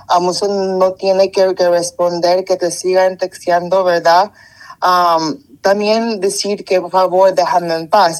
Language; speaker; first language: Spanish; early bilingual, heritage; Spanish